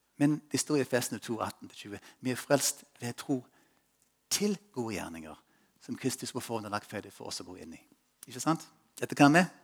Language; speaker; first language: Norwegian; non-native, fluent; English